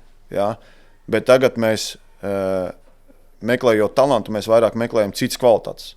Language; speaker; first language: Latvian; native; Latvian